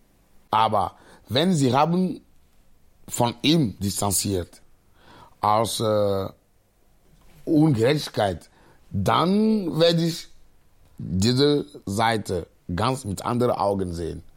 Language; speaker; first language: German; non-native, fluent; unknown